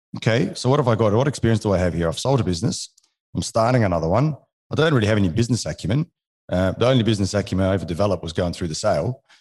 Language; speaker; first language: English; non-native, fluent; French